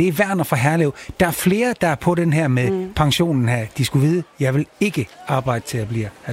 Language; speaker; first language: Danish; native; Danish